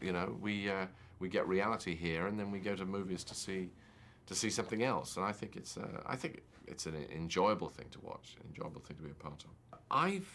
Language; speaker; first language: English; native; English